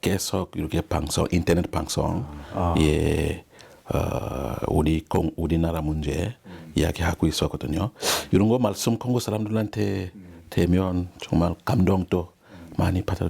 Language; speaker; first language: Korean; non-native, learner; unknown